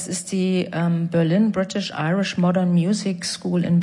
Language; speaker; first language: German; native; German